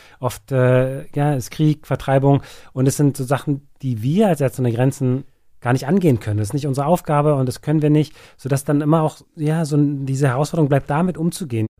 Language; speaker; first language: German; native; German